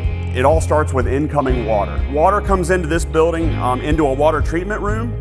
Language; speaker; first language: English; native; English